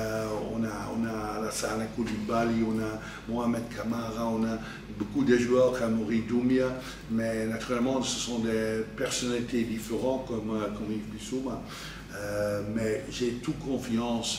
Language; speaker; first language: French; non-native, fluent; Dutch